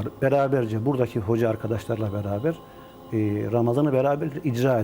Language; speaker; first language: Turkish; native; Turkish